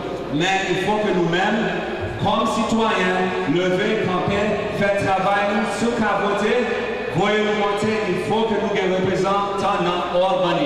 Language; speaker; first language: French; non-native, local second language; Haitian Creole